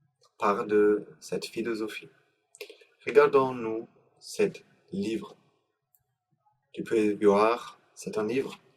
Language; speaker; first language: French; non-native, learner; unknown